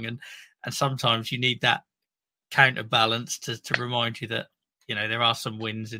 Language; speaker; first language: English; native; English